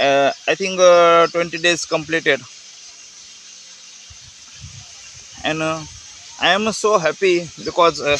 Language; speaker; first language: English; non-native, learner; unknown